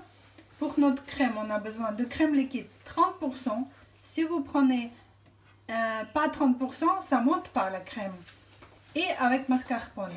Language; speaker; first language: French; non-native, fluent; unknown